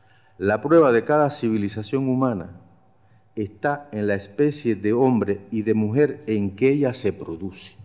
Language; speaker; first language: Spanish; native; Spanish